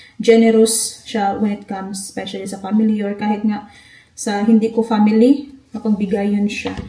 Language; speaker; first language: Filipino; non-native, local second language; Hiligaynon